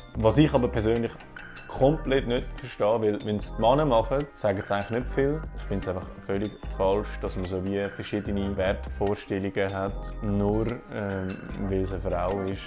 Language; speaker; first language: German; early bilingual, other home language; Turkish